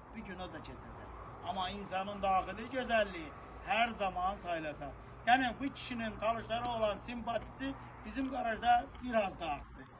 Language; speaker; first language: Azerbaijani; non-native, local second language; Talysh